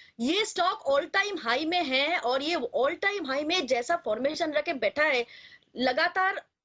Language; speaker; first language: Hindi; non-native, local second language; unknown